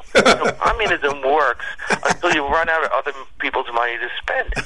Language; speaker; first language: English; early bilingual, other home language; Spanish